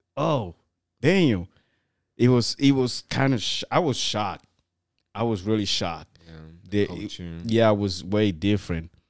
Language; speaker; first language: English; non-native, fluent; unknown